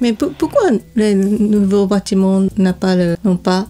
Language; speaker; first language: French; non-native, learner; Japanese